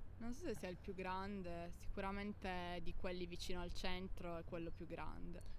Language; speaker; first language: Italian; native; Italian